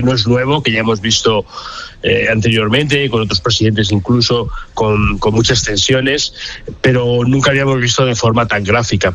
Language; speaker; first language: Spanish; native; Spanish